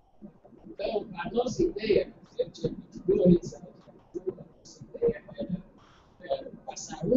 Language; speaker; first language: Portuguese; non-native, fluent; English